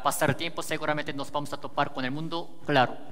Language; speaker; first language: Spanish; native; Spanish